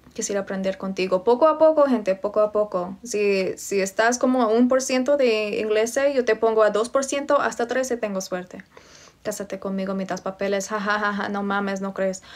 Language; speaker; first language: Spanish; non-native, fluent; English